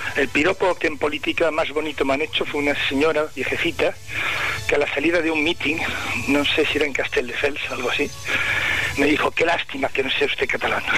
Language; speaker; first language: Spanish; early bilingual, heritage; Spanish